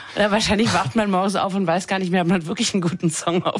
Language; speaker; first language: German; native; German